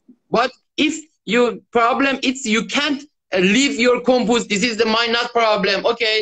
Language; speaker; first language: English; non-native, learner; Persian